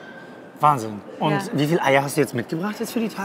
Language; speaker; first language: German; native; German